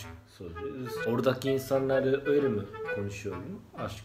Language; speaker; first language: Turkish; non-native, fluent; Japanese